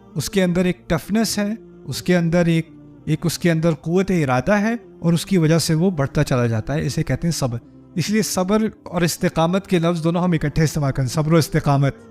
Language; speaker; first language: Urdu; early bilingual, heritage; Urdu